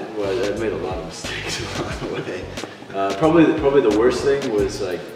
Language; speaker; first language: English; native; English